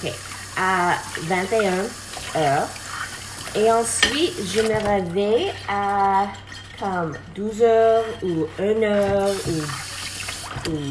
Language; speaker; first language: French; non-native, learner; English